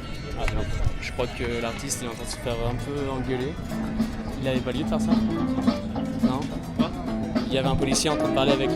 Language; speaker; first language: French; native; French